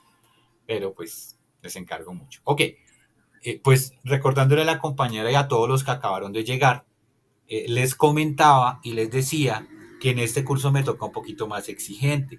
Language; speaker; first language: Spanish; native; Spanish